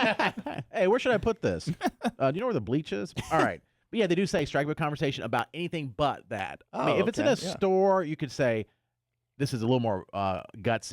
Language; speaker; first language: English; native; English